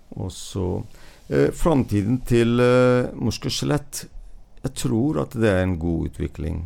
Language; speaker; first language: Norwegian; non-native, fluent; Hindi